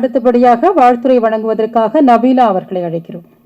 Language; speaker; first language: Tamil; native; Tamil